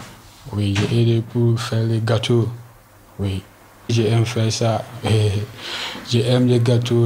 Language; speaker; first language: French; non-native, learner; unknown